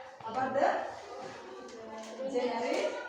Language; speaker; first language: English; non-native, learner; Indonesian